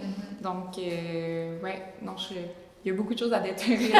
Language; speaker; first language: French; native; French